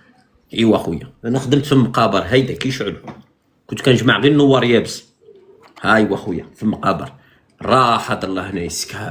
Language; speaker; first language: Arabic; native; Arabic